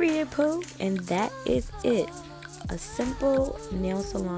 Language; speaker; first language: English; native; English